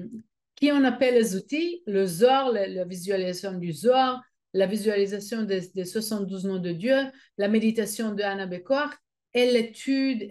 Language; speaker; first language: French; non-native, fluent; Hebrew